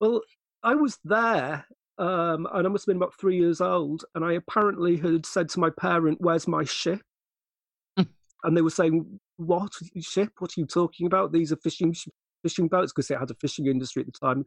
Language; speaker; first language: English; native; English